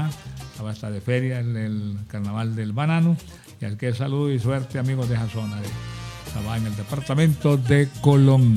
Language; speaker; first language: Spanish; native; Spanish